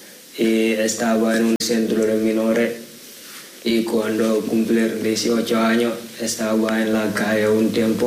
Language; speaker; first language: Spanish; non-native, learner; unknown